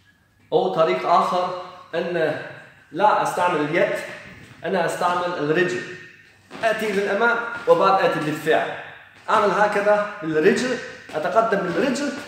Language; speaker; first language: Arabic; non-native, fluent; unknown